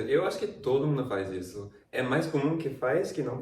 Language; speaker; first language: Portuguese; non-native, fluent; English